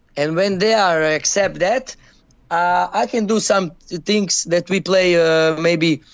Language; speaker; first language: English; non-native, learner; Croatian